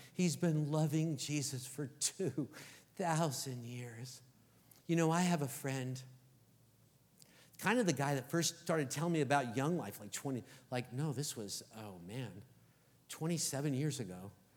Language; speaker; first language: English; native; English